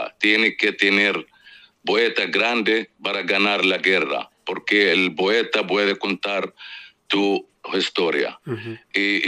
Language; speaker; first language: Spanish; non-native, fluent; Arabic